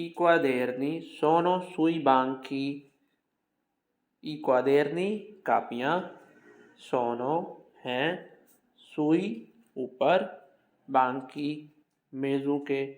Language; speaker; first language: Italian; non-native, fluent; Urdu